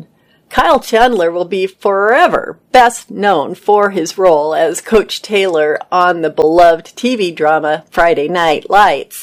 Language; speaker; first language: English; native; English